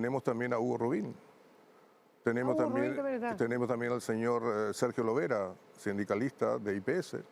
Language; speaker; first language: Spanish; native; Spanish